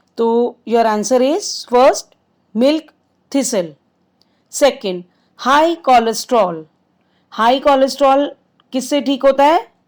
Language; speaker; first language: Hindi; native; Hindi